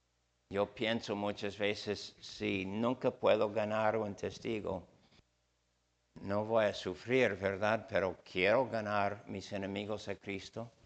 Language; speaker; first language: Spanish; non-native, fluent; English